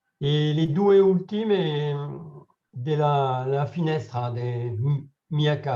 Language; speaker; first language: Italian; non-native, learner; French